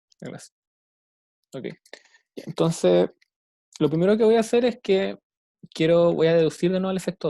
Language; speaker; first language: Spanish; native; Spanish